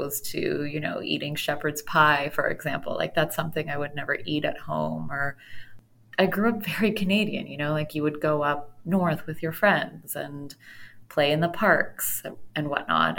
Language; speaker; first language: English; native; English